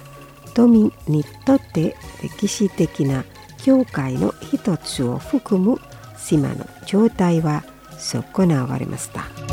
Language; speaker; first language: Japanese; non-native, fluent; Indonesian